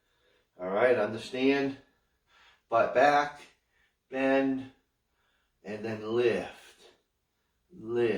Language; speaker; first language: English; native; English